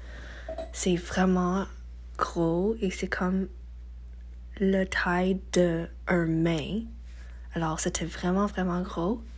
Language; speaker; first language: French; non-native, learner; English